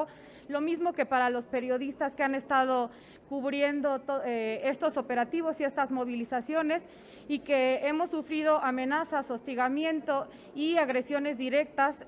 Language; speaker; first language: Spanish; native; Spanish